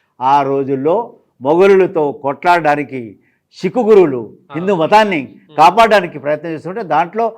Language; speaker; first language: Telugu; non-native, local second language; Lambadi